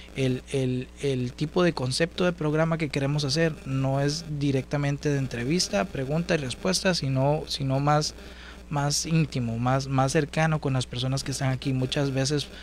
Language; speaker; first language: Spanish; native; Spanish